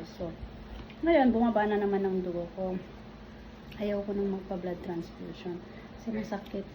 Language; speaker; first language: Filipino; non-native, local second language; Iloko